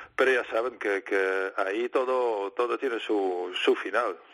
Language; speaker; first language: Spanish; non-native, fluent; Dutch